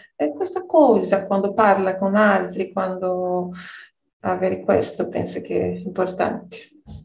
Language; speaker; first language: Italian; non-native, learner; Portuguese